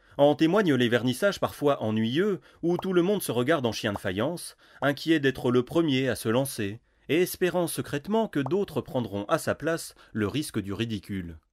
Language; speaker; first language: French; native; French